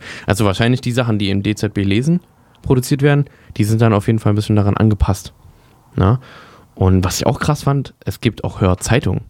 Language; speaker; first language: German; native; German